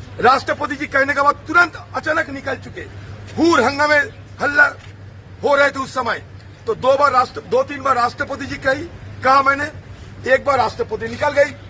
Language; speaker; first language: Hindi; non-native, local second language; Bangla